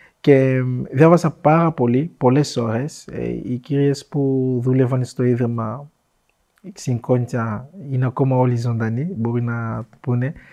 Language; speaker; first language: Greek; non-native, fluent; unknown